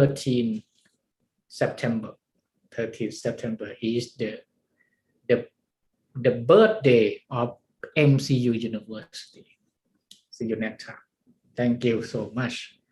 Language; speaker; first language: English; non-native, learner; Thai